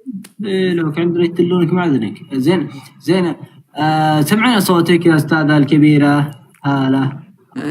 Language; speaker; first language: Arabic; native; Arabic